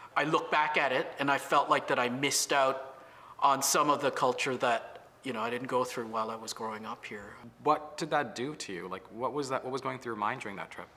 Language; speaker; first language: English; native; English